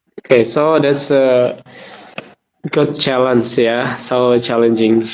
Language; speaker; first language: English; non-native, learner; Indonesian